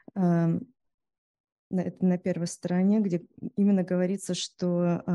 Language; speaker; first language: Russian; early bilingual, heritage; Russian